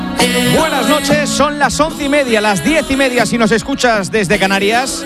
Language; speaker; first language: Spanish; native; Spanish